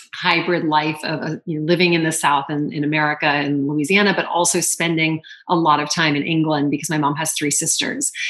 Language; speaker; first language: English; native; English